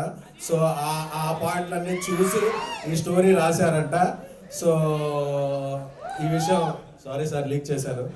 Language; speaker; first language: Telugu; native; Telugu